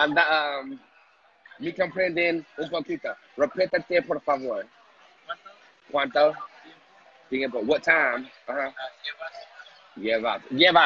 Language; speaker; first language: Spanish; non-native, learner; English